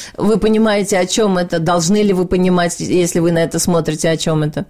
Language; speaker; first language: Russian; native; Russian